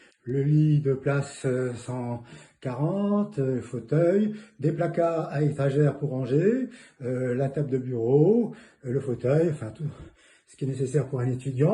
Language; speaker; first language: French; native; French